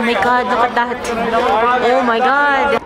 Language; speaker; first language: English; non-native, local second language; Filipino